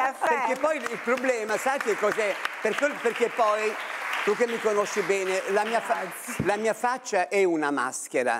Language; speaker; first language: Italian; native; Italian